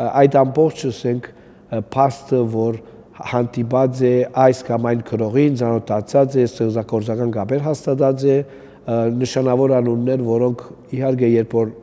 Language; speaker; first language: Armenian; early bilingual, heritage; Armenian